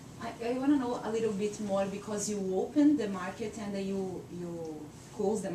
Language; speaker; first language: English; non-native, learner; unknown